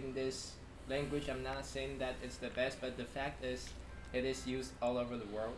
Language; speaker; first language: English; non-native, fluent; Chinese